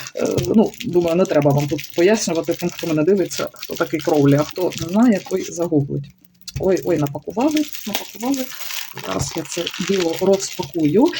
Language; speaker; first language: Ukrainian; non-native, local second language; Russian